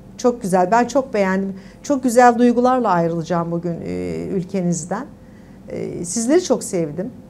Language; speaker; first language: Turkish; native; Turkish